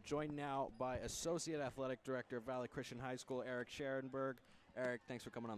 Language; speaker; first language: English; native; English